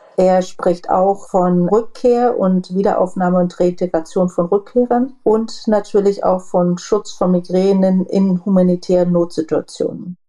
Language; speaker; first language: German; native; German